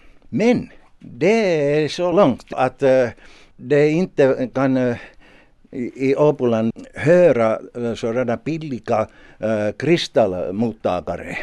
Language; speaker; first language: Swedish; non-native, local second language; Finnish